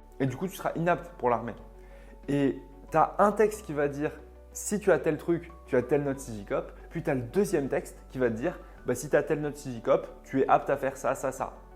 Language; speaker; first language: French; native; French